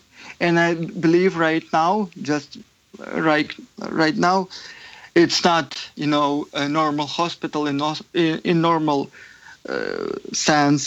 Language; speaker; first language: English; non-native, fluent; Ukrainian